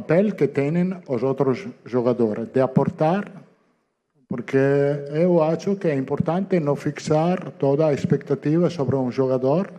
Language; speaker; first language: Portuguese; non-native, fluent; Italian